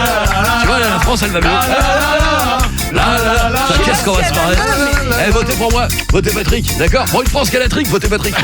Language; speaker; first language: French; native; French